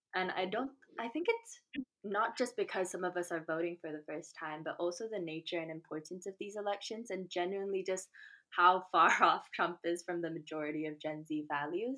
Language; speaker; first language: English; non-native, local second language; Chinese